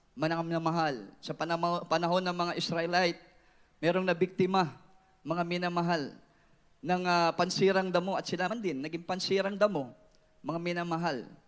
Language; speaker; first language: Filipino; non-native, local second language; Cebuano